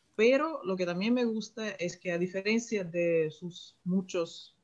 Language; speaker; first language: Spanish; non-native, fluent; Russian